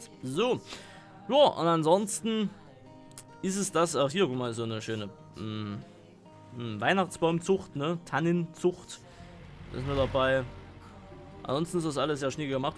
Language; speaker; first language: German; native; German